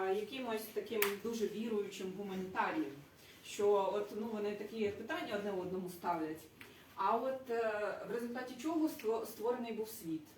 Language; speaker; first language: Ukrainian; non-native, local second language; Russian